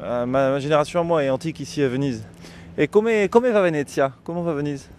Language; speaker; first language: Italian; non-native, learner; French